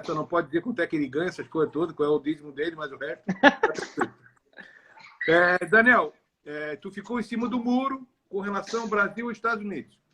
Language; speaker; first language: Portuguese; native; Portuguese